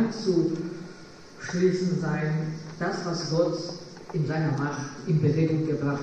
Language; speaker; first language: German; non-native, fluent; Polish